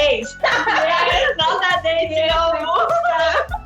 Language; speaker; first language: Portuguese; non-native, fluent; English